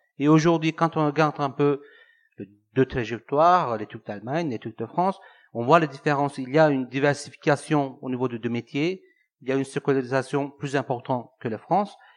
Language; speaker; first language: French; non-native, fluent; Turkish